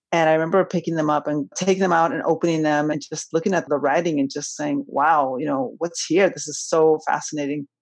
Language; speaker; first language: English; early bilingual, other home language; Spanish